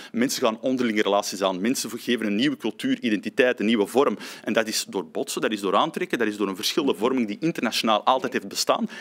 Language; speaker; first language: Dutch; early bilingual, other home language; Arabic